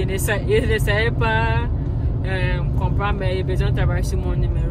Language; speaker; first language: French; non-native, learner; English